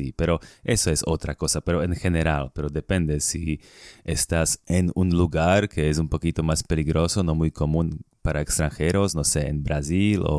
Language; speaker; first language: Spanish; non-native, fluent; Slovak